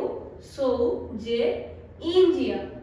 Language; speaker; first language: Portuguese; non-native, fluent; Hindi